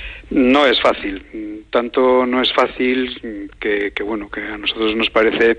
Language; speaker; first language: Spanish; native; Spanish